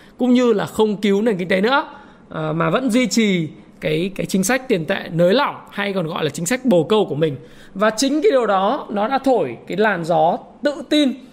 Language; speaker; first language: Vietnamese; native; Vietnamese